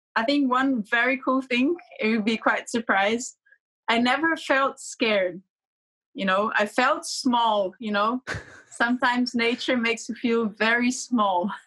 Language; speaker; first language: English; non-native, fluent; Portuguese